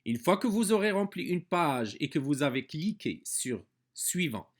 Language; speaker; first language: French; non-native, local second language; Arabic